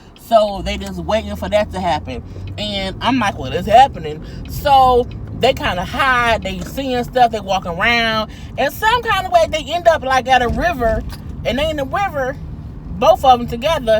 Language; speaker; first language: English; native; English